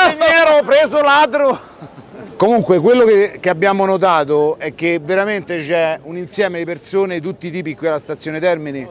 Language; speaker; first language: Italian; native; Italian